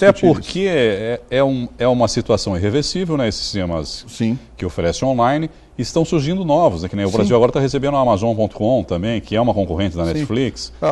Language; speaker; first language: Portuguese; native; Portuguese